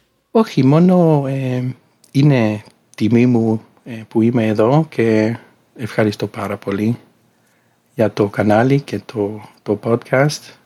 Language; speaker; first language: Greek; non-native, learner; English